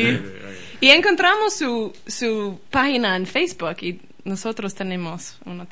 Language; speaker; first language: Spanish; non-native, learner; English